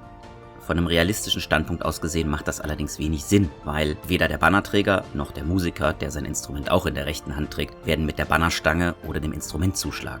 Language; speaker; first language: German; native; German